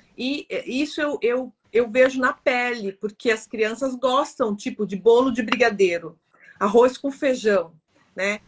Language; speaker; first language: Portuguese; native; Portuguese